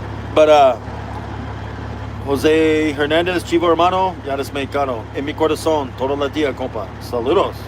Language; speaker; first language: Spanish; non-native, learner; English